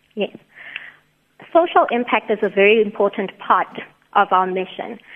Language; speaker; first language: English; non-native, local second language; Tswana